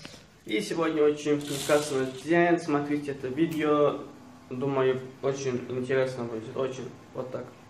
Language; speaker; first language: Russian; non-native, fluent; Azerbaijani